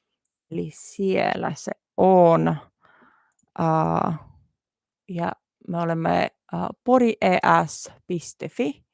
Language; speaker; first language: Finnish; non-native, learner; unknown